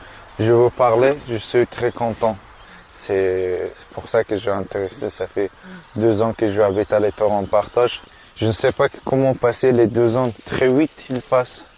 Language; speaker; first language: French; non-native, learner; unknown